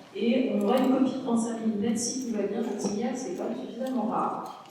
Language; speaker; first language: French; native; French